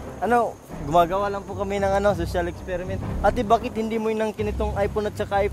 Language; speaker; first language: Filipino; native; Filipino